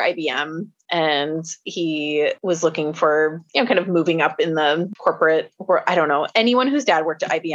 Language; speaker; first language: English; native; English